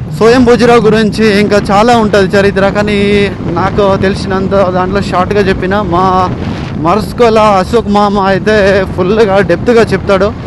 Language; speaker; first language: Telugu; non-native, local second language; Gondi